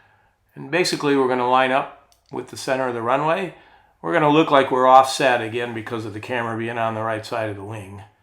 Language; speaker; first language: English; native; English